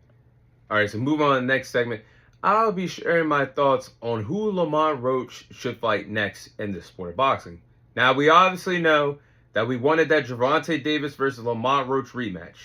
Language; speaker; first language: English; native; English